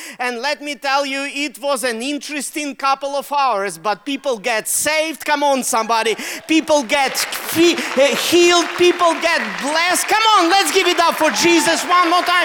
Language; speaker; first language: English; non-native, fluent; Russian